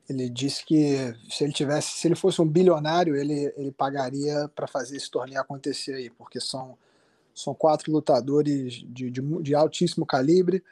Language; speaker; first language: Portuguese; native; Portuguese